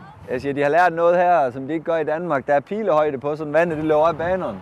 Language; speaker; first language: Danish; native; Danish